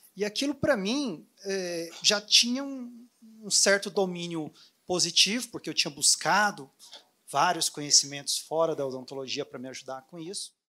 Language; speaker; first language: Portuguese; native; Portuguese